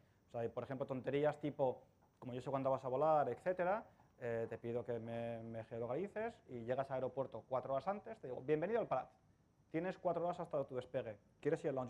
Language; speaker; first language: Spanish; native; Spanish